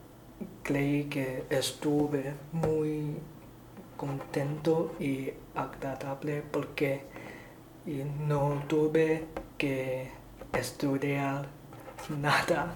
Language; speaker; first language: Spanish; non-native, learner; Chinese